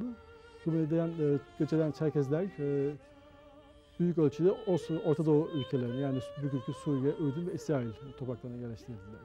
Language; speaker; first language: Turkish; native; Turkish